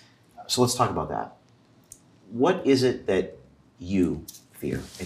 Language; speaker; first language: English; native; English